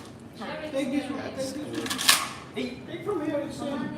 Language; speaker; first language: English; non-native, local second language; Hindi